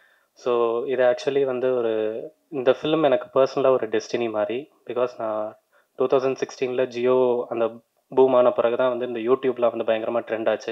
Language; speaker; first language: Tamil; native; Tamil